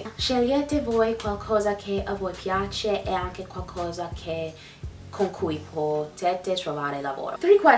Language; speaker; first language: Italian; non-native, fluent; English